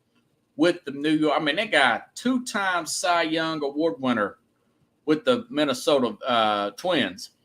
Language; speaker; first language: English; native; English